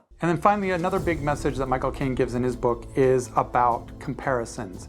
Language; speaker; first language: English; native; English